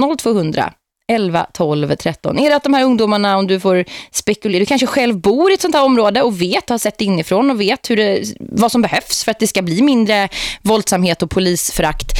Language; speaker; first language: Swedish; native; Swedish